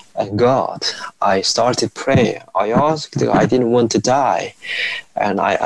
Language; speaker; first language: English; non-native, fluent; Korean